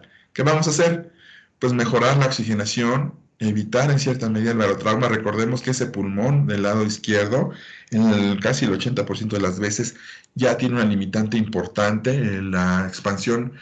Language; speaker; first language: Spanish; native; Spanish